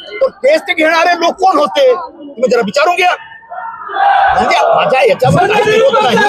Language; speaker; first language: Marathi; non-native, local second language; Hindi